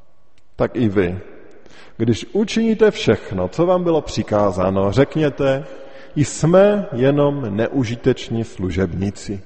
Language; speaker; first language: Czech; native; Czech